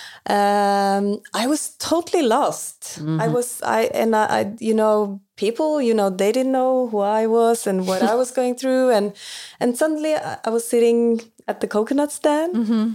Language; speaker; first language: English; non-native, fluent; Norwegian